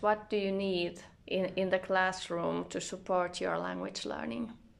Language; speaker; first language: English; non-native, fluent; Finnish